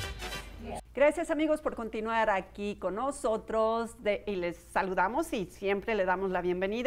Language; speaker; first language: Spanish; native; Spanish